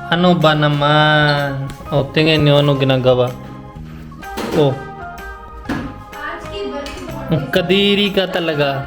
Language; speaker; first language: Filipino; non-native, learner; Punjabi